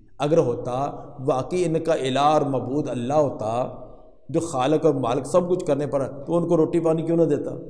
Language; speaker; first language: Urdu; non-native, local second language; Punjabi